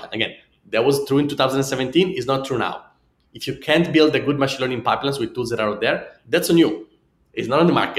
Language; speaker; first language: English; non-native, fluent; Italian